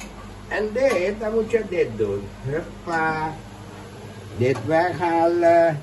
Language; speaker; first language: Dutch; non-native, local second language; Caribbean Hindustani